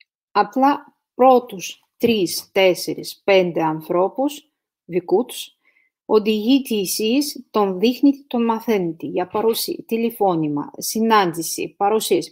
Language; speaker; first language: Greek; non-native, fluent; Russian